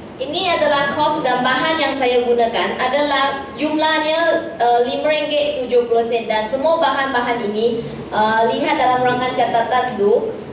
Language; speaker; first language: Malay; non-native, local second language; Chinese